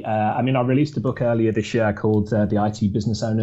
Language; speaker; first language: English; native; English